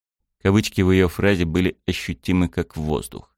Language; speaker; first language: Russian; native; Russian